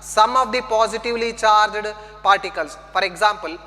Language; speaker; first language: English; non-native, local second language; Kannada